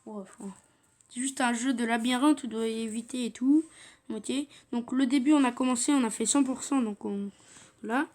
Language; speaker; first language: French; native; French